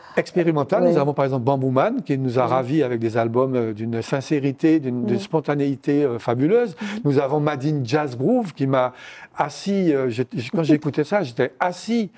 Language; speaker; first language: French; native; French